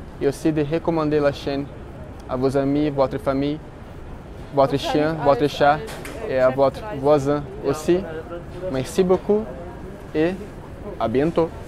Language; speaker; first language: French; non-native, fluent; Portuguese